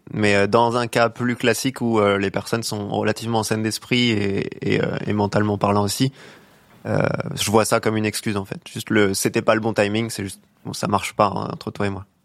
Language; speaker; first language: French; native; French